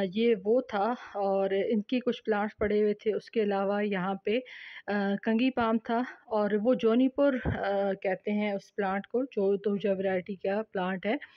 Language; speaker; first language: Urdu; native; Urdu